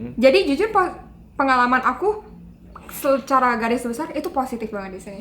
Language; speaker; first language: Indonesian; native; Indonesian